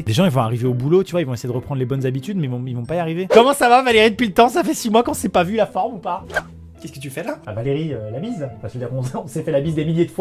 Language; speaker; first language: French; native; French